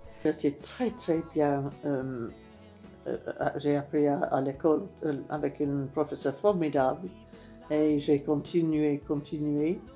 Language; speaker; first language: French; non-native, fluent; English